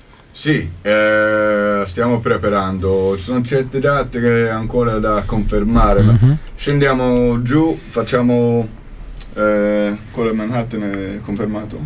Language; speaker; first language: Italian; non-native, fluent; English